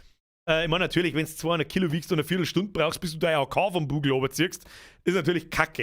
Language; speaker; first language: German; native; German